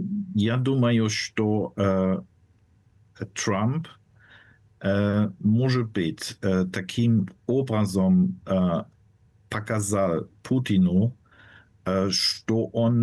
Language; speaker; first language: Russian; non-native, fluent; German